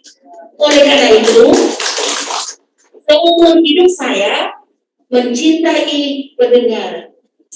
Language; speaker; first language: Indonesian; non-native, fluent; Vietnamese